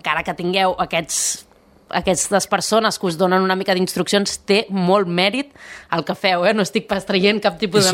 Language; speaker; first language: Catalan; native; Catalan